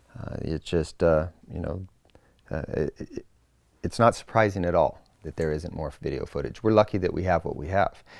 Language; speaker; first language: English; native; English